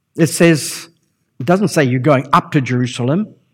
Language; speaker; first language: English; native; English